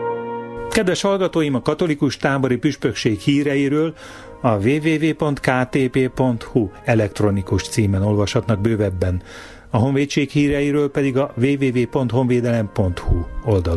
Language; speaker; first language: Hungarian; native; Hungarian